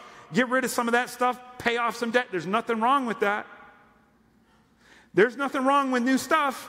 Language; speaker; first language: English; native; English